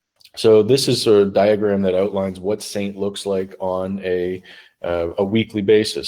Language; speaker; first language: English; native; English